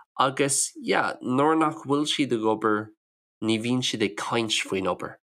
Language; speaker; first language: Irish; non-native, local second language; English